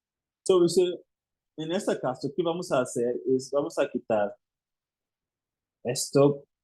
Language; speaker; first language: Spanish; non-native, fluent; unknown